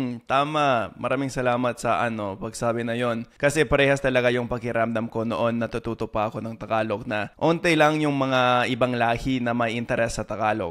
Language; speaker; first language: Filipino; non-native, fluent; English